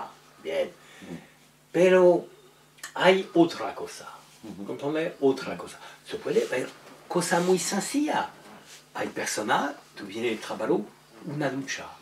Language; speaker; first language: Spanish; non-native, learner; French